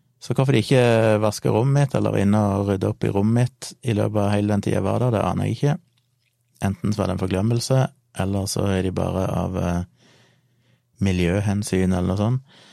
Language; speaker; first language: Norwegian; native; Norwegian